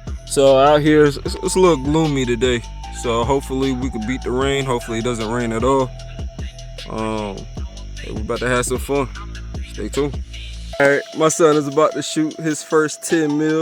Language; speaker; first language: English; native; English